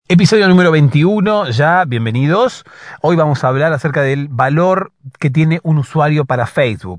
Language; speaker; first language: Spanish; native; Spanish